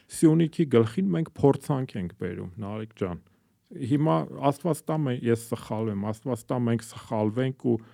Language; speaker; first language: Armenian; native; Armenian